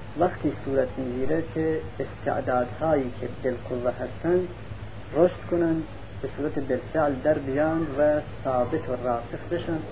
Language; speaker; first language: Persian; non-native, local second language; Central Kurdish